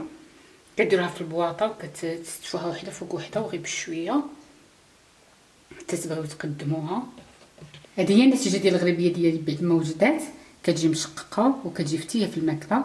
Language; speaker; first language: Arabic; native; Arabic